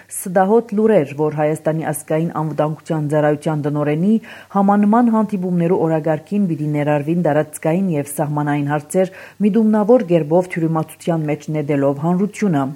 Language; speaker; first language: Armenian; early bilingual, heritage; Armenian